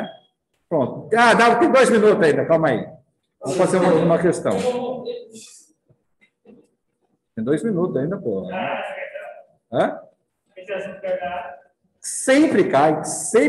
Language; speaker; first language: Portuguese; native; Portuguese